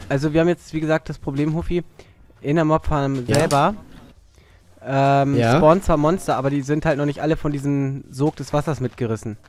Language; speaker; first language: German; native; German